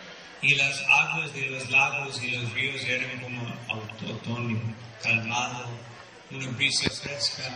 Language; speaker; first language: Spanish; non-native, fluent; Portuguese